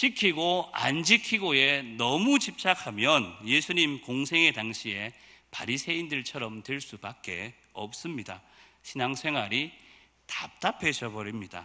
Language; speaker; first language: Korean; native; Korean